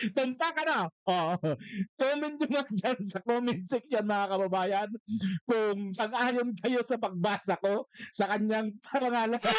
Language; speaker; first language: Filipino; native; Filipino